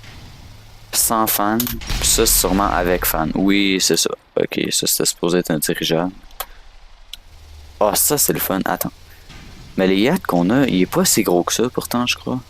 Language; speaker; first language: French; native; French